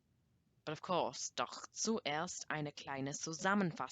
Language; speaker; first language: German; non-native, learner; English